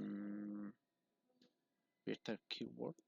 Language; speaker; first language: English; non-native, learner; Spanish